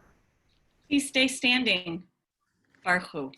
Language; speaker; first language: English; native; English